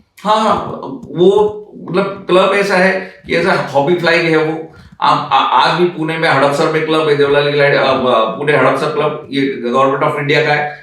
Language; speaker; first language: Hindi; non-native, local second language; Marathi